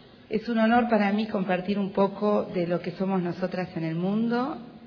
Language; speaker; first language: Spanish; native; Spanish